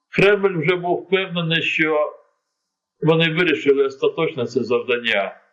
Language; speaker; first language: Ukrainian; non-native, local second language; Crimean Tatar